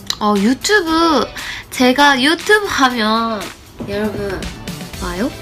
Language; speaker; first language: Korean; non-native, learner; Japanese